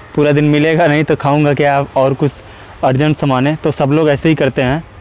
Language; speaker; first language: Hindi; native; Hindi